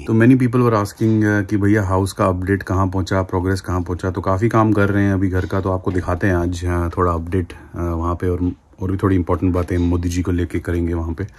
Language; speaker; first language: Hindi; native; Hindi